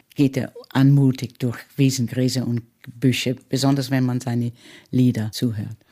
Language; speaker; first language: German; early bilingual, heritage; German